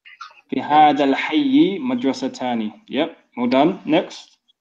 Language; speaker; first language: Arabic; non-native, fluent; English